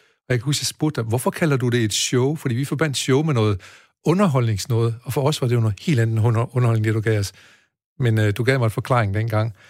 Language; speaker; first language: Danish; native; Danish